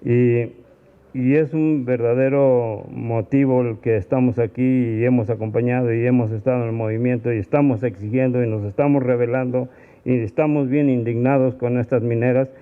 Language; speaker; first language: Spanish; native; Spanish